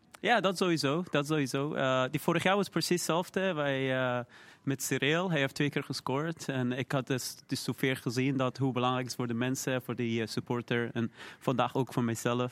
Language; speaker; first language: Dutch; non-native, learner; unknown